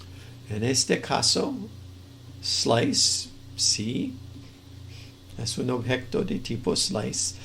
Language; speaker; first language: Spanish; non-native, fluent; English